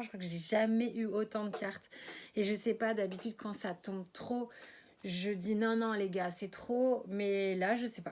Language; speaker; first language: French; native; French